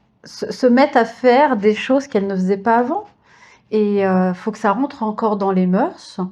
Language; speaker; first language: French; native; French